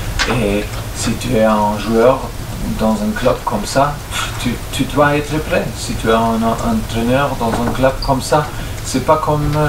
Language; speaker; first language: French; non-native, fluent; German